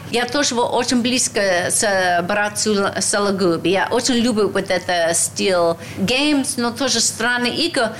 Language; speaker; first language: Russian; non-native, learner; English